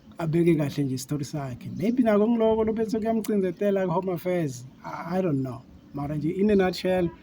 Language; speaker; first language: Zulu; non-native, local second language; Swati